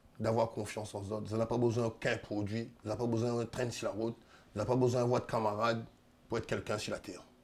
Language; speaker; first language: French; non-native, local second language; Réunion Creole French